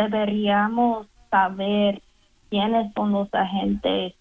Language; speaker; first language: Spanish; non-native, fluent; English